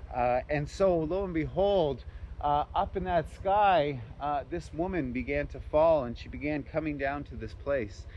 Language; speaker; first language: English; native; English